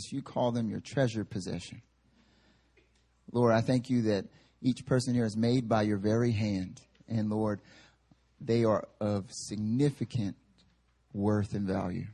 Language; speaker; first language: English; native; English